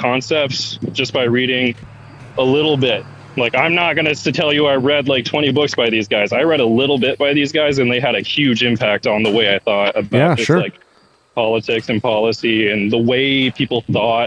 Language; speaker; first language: English; native; English